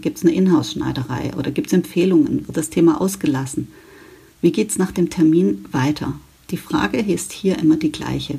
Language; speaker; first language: German; native; German